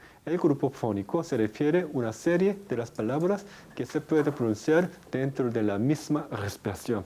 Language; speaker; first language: Spanish; non-native, fluent; Korean